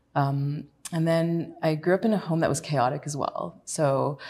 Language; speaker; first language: English; native; English